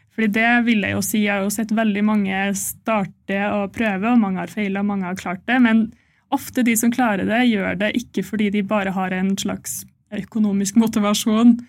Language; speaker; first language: Norwegian; native; Norwegian